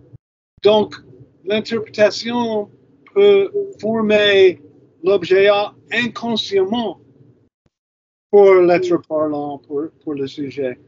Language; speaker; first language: French; non-native, fluent; English